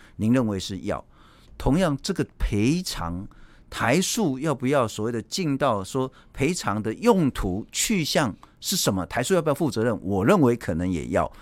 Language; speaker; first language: Chinese; native; Chinese